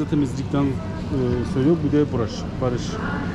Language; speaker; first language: Turkish; non-native, learner; Persian